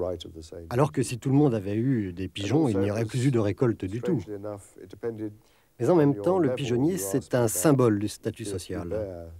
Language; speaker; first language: French; non-native, fluent; English